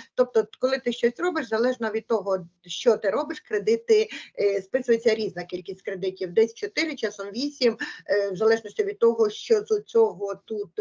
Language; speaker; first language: Ukrainian; native; Ukrainian